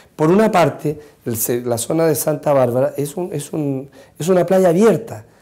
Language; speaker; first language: Spanish; native; Spanish